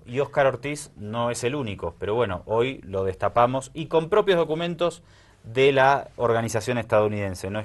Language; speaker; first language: Spanish; native; Spanish